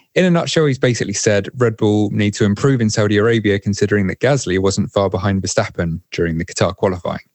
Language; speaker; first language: English; native; English